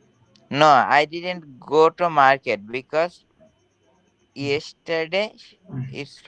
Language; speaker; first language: English; non-native, learner; Bangla